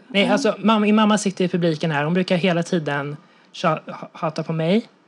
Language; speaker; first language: Swedish; native; Swedish